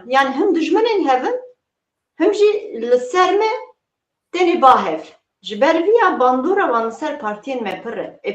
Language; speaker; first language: Kurdish; native; Kurdish